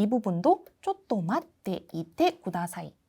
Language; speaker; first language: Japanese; non-native, fluent; Korean